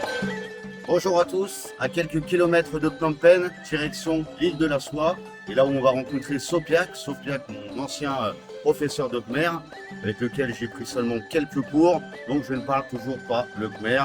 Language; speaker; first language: French; native; French